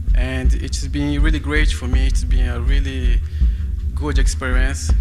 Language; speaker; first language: English; non-native, fluent; Portuguese